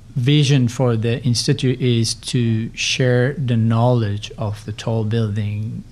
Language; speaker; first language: English; non-native, fluent; Persian